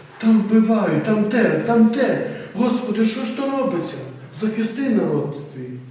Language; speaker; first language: Ukrainian; native; Ukrainian